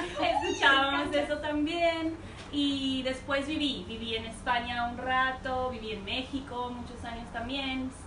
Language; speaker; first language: Spanish; early bilingual, heritage; Spanish